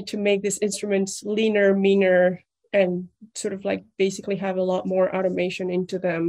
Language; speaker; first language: English; non-native, fluent; Spanish